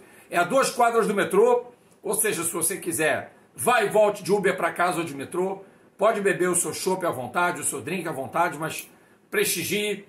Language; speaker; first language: Portuguese; native; Portuguese